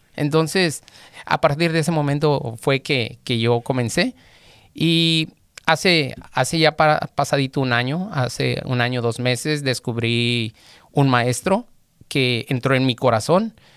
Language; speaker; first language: Spanish; native; Spanish